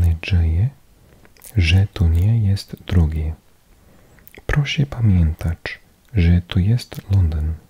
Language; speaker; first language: Polish; non-native, learner; English